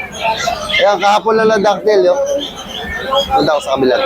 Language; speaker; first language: Filipino; native; Filipino